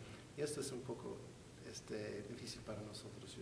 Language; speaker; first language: Spanish; non-native, fluent; English